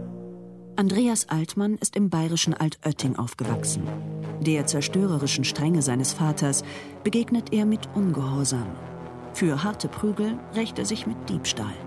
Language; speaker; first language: German; native; German